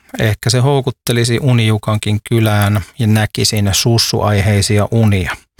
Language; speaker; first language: Finnish; native; Finnish